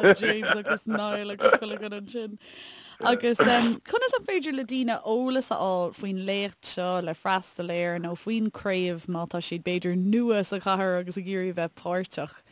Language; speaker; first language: Irish; native; Irish